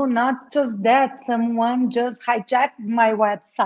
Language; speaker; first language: English; non-native, fluent; Portuguese